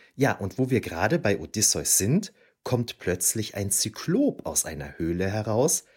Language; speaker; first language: German; native; German